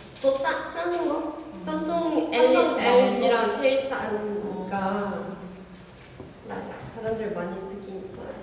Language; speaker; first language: Korean; non-native, learner; Portuguese